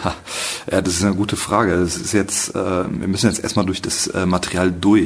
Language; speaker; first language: German; native; German